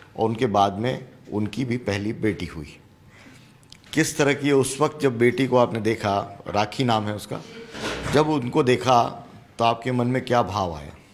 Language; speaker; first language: Hindi; native; Hindi